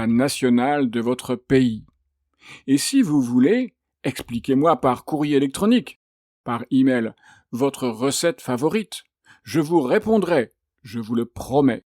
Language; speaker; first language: French; native; French